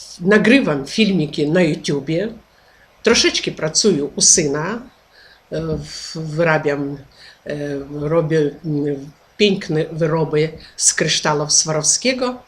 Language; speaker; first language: Polish; non-native, learner; Ukrainian